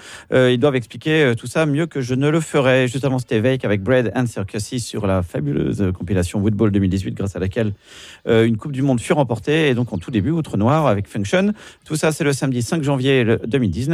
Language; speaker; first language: French; native; French